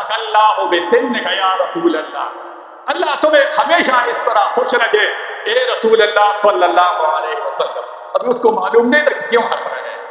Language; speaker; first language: Urdu; non-native, local second language; Pashto